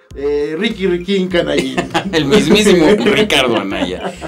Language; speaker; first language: Spanish; native; Spanish